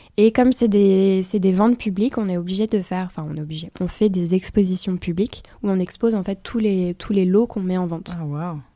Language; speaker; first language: French; native; French